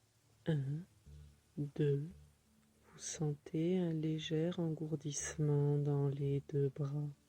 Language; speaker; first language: French; native; French